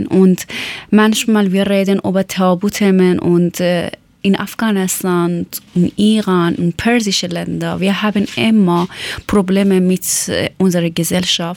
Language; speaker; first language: German; non-native, fluent; Persian